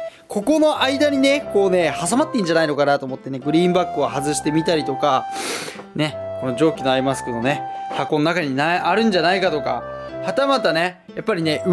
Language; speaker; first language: Japanese; native; Japanese